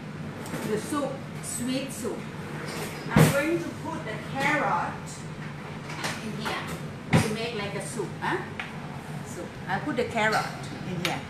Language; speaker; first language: English; non-native, learner; Thai